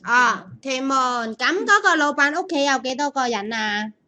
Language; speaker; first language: Chinese; native; Chinese